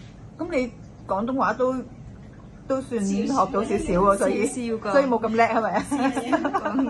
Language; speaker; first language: Cantonese; native; Cantonese